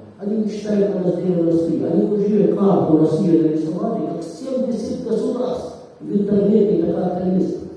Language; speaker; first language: Russian; non-native, fluent; Arabic